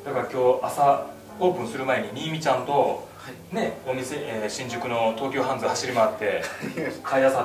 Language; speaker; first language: Japanese; native; Japanese